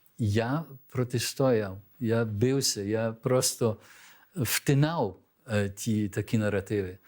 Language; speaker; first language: Ukrainian; early bilingual, heritage; Ukrainian